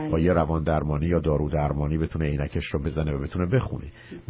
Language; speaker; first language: Persian; native; Persian